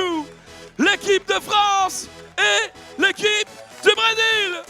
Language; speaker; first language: French; native; French